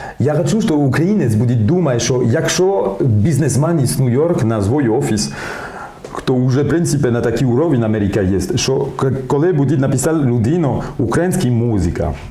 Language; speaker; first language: Ukrainian; non-native, learner; French